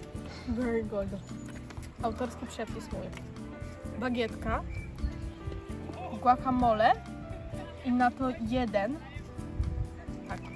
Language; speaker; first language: Polish; native; Polish